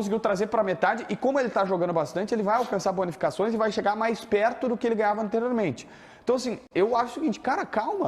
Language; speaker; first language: Portuguese; native; Portuguese